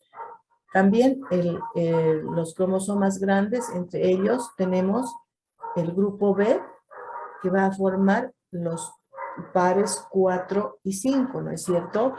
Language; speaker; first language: Spanish; native; Spanish